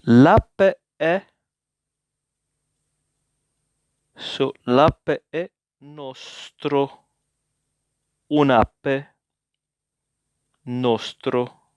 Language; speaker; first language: Italian; non-native, learner; English